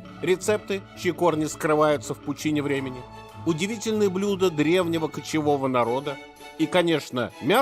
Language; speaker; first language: Russian; native; Russian